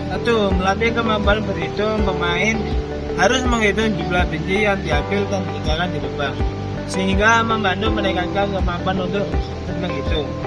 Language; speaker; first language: Indonesian; native; Indonesian